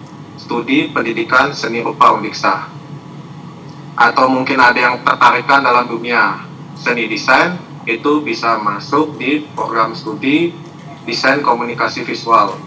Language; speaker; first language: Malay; non-native, local second language; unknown